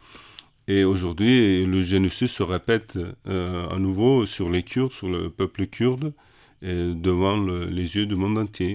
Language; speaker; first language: French; non-native, fluent; Kurdish